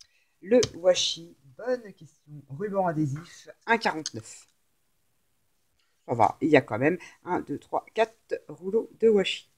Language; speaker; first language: French; native; French